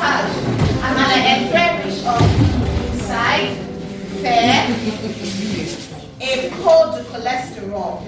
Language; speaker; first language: French; non-native, learner; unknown